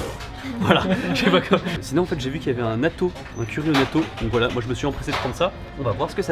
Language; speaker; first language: French; native; French